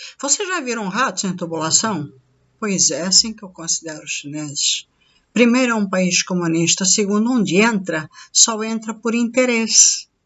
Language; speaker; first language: Portuguese; native; Portuguese